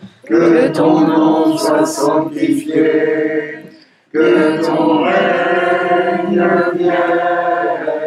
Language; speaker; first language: French; native; French